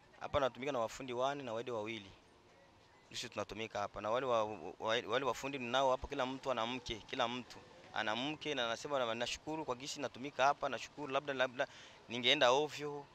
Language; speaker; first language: Swahili; native; Swahili